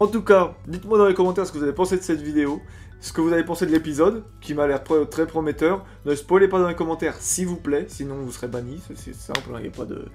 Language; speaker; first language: French; native; French